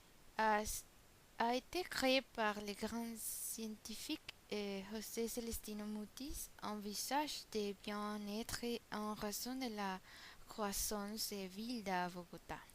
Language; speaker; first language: French; non-native, learner; Spanish